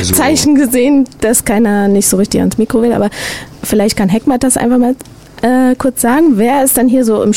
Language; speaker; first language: German; native; German